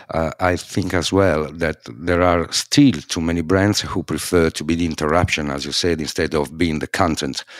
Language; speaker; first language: English; non-native, fluent; Italian